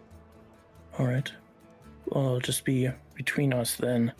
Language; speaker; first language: English; native; English